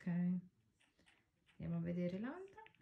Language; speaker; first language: Italian; native; Italian